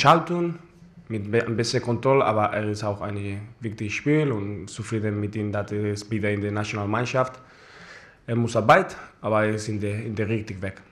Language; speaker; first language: German; non-native, fluent; Spanish